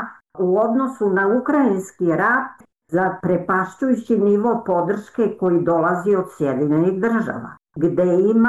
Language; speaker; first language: Serbian; native; Serbian